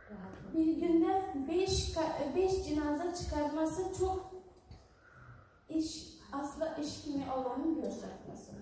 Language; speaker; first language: Turkish; non-native, learner; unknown